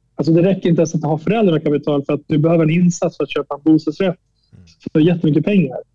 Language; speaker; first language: Swedish; early bilingual, other home language; Albanian